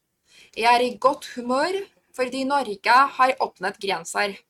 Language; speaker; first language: Norwegian; non-native, fluent; Polish